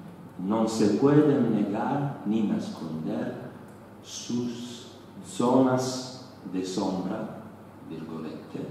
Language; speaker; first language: Spanish; non-native, learner; Italian